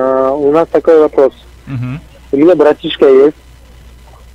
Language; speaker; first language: Russian; non-native, local second language; Uzbek